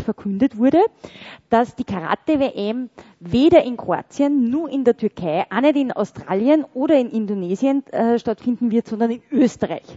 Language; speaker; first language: German; native; German